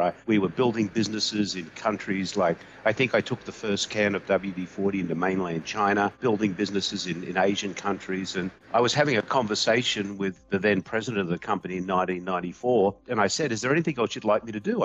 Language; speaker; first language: English; native; English